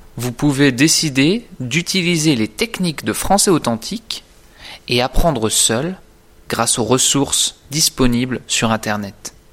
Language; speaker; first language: French; native; French